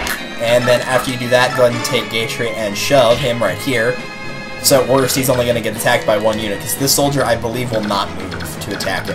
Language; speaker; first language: English; native; English